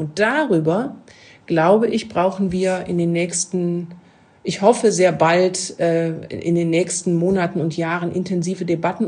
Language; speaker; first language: German; native; German